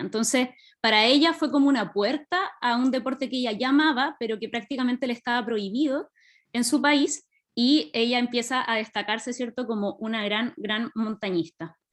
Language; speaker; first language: Spanish; native; Spanish